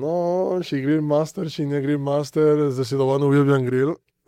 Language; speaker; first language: Polish; non-native, learner; Spanish